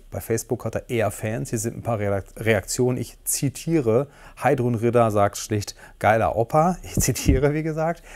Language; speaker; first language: German; native; German